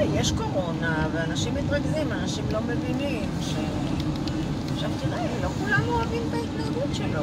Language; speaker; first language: Hebrew; native; Hebrew